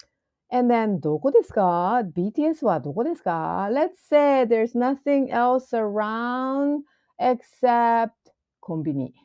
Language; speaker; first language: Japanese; non-native, fluent; English